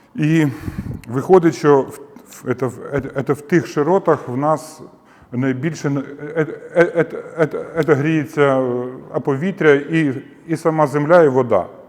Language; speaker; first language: Ukrainian; native; Ukrainian